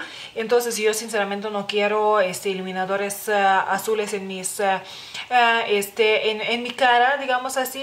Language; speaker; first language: Spanish; non-native, fluent; Lithuanian